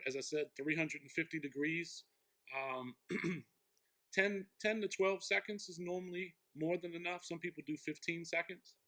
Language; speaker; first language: English; native; English